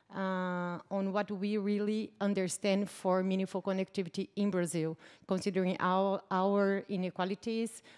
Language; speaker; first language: English; non-native, fluent; Portuguese